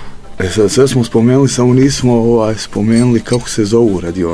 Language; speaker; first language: Serbian; native; Serbian